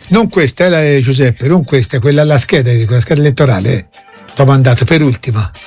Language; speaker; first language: Italian; native; Italian